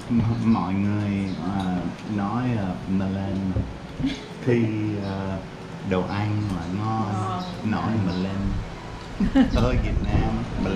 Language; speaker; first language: Vietnamese; non-native, learner; English